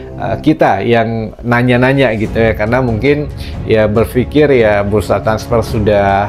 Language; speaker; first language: Indonesian; native; Indonesian